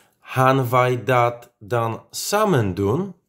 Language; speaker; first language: Dutch; non-native, fluent; Polish